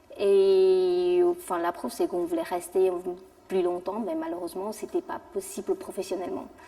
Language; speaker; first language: French; non-native, fluent; Chinese